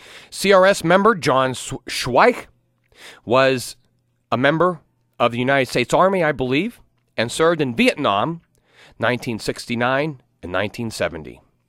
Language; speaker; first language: English; native; English